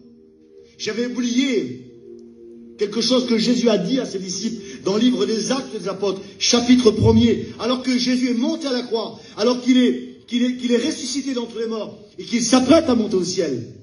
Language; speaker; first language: French; native; French